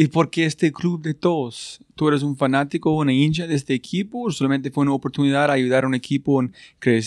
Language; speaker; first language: Spanish; non-native, fluent; English